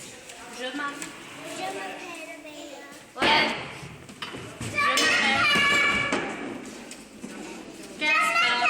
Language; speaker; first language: French; non-native, learner; English